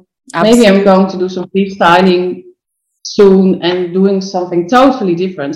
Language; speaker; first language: English; non-native, fluent; Dutch